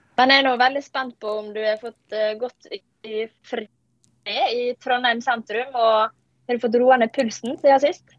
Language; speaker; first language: Norwegian; native; Norwegian